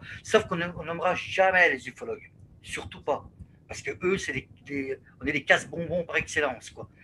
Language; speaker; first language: French; native; French